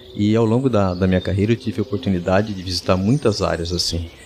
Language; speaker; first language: Portuguese; native; Portuguese